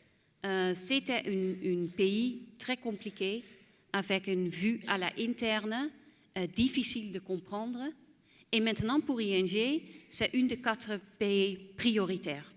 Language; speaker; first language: French; non-native, fluent; Dutch